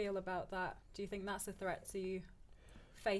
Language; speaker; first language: English; early bilingual, other home language; Turkish